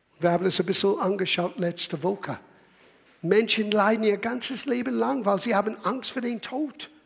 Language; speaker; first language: German; non-native, fluent; English